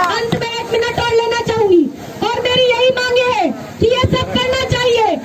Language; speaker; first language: Hindi; native; Hindi